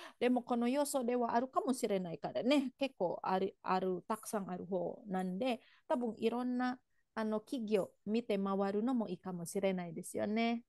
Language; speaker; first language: Japanese; non-native, fluent; Indonesian